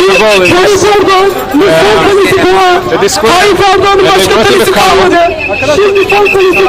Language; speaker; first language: Turkish; native; Turkish